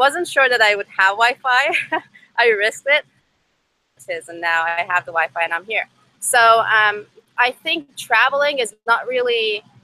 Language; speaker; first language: English; non-native, fluent; Persian